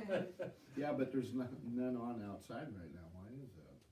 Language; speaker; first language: English; native; English